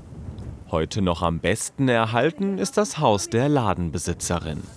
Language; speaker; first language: German; native; German